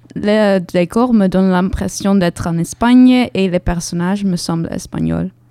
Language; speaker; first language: French; non-native, fluent; Dutch